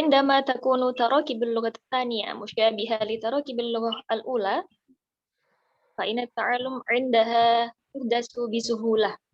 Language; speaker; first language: Arabic; non-native, learner; Indonesian